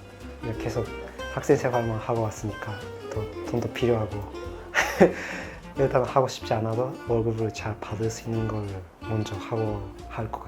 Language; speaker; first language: Korean; non-native, fluent; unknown